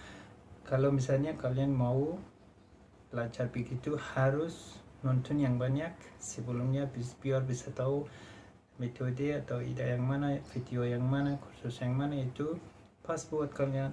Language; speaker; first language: Indonesian; non-native, fluent; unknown